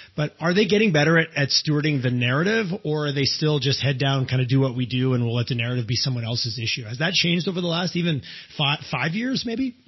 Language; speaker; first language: English; native; English